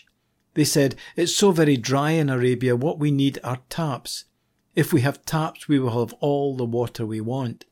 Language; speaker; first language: English; native; English